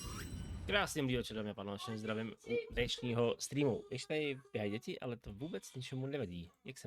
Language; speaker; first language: Czech; native; Czech